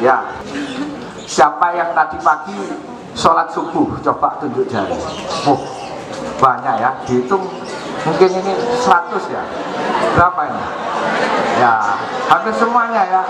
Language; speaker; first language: Indonesian; native; Indonesian